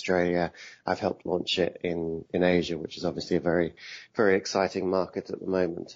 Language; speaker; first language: English; native; English